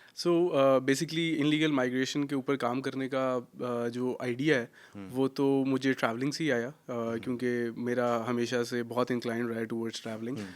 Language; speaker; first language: Hindi; non-native, local second language; Punjabi